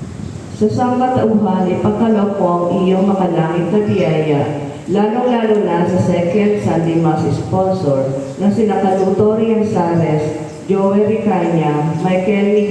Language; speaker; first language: Filipino; native; Filipino